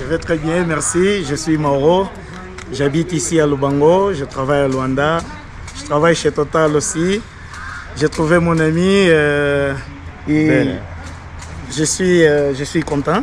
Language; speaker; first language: French; non-native, fluent; Portuguese